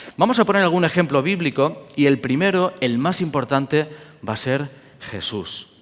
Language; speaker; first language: Spanish; native; Spanish